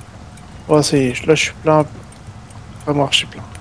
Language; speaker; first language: French; native; French